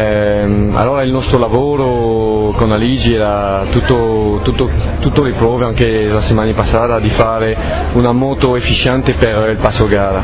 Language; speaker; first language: Italian; non-native, learner; French